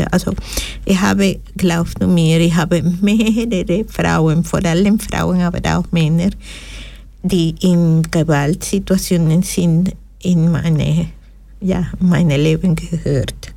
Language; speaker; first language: German; non-native, fluent; Spanish